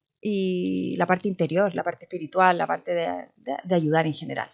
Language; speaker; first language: Spanish; native; Spanish